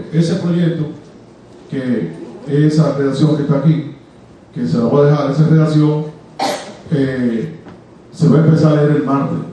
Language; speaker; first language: Spanish; native; Spanish